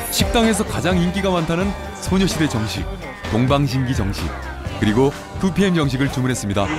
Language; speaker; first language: Korean; native; Korean